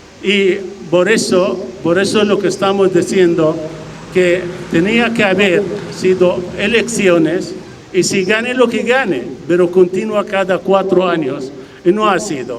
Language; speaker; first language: Spanish; non-native, fluent; Arabic